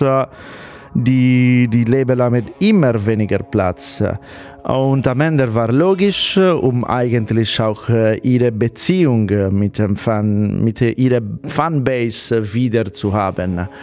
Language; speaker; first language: German; non-native, fluent; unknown